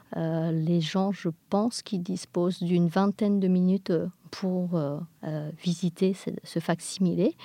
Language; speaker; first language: French; non-native, fluent; English